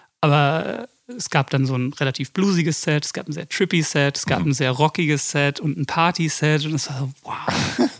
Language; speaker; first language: German; early bilingual, other home language; English